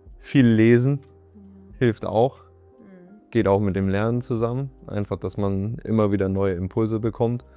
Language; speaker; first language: German; native; German